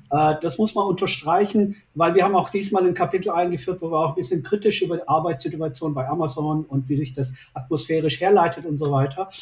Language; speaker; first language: German; early bilingual, other home language; Turkish